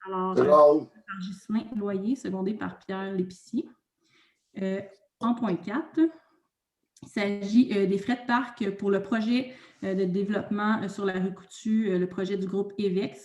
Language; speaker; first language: French; native; French